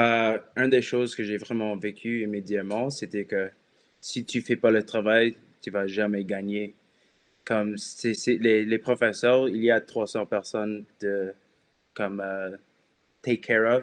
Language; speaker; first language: French; non-native, local second language; English